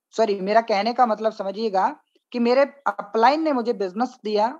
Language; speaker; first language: Hindi; native; Hindi